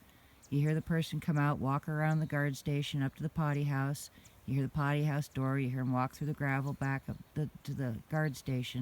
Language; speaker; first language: English; native; English